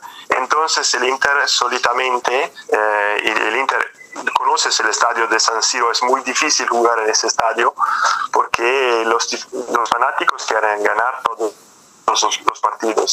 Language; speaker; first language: Spanish; non-native, fluent; Italian